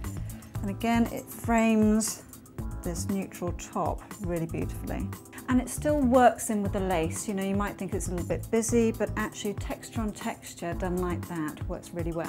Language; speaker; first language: English; native; English